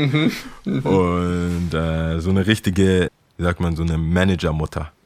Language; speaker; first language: German; early bilingual, other home language; Akan